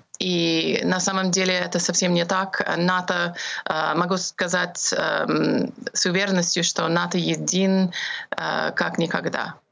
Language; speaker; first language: Russian; non-native, fluent; English